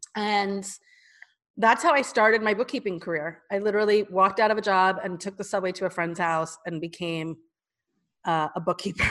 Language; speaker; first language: English; native; English